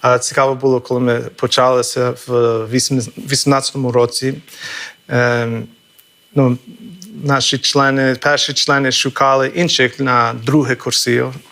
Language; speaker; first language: Ukrainian; non-native, fluent; English